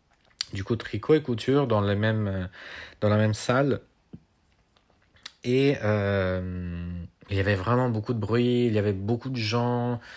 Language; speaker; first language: French; non-native, fluent; Italian